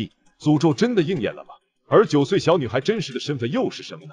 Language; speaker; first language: Chinese; native; Chinese